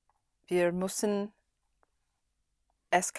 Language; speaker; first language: German; non-native, learner; English